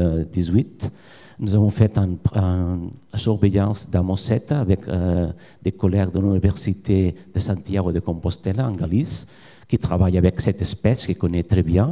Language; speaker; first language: French; non-native, learner; Catalan